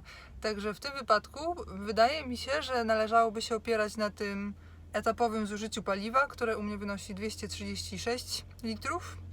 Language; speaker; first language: Polish; native; Polish